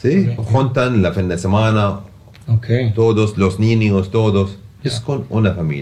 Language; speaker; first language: Spanish; non-native, learner; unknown